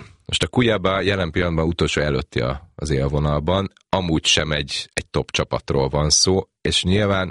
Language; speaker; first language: Hungarian; native; Hungarian